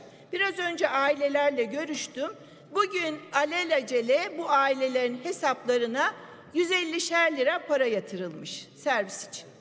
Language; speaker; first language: Turkish; native; Turkish